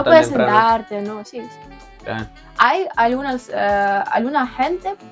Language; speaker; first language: Spanish; non-native, learner; Ukrainian